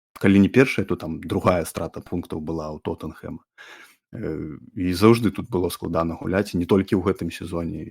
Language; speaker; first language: Belarusian; non-native, local second language; Russian